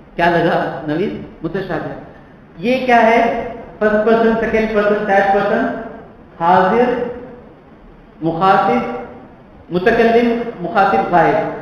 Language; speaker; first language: Urdu; native; Urdu